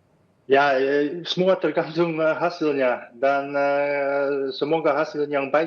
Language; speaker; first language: Indonesian; non-native, fluent; Dutch